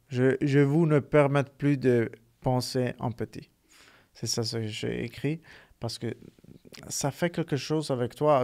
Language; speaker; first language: French; non-native, fluent; Italian